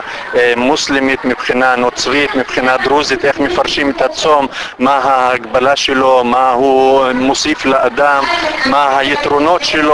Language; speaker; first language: Hebrew; non-native, local second language; Arabic